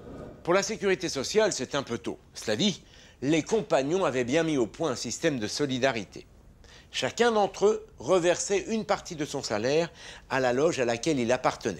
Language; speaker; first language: French; native; French